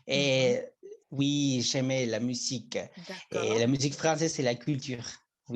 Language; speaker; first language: French; non-native, learner; Spanish